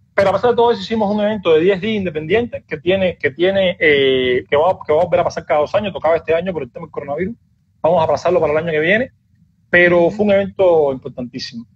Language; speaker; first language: Spanish; native; Spanish